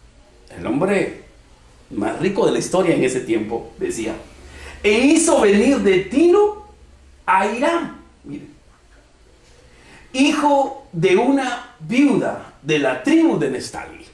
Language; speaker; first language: Spanish; native; Spanish